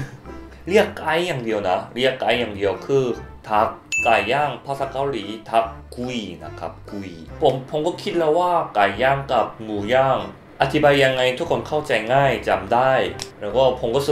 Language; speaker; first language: Thai; non-native, fluent; Korean